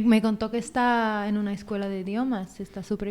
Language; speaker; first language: Spanish; non-native, fluent; Filipino